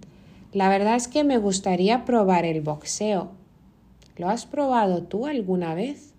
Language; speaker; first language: Spanish; non-native, fluent; Lithuanian